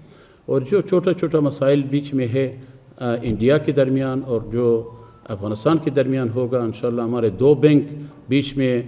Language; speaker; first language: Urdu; non-native, fluent; Persian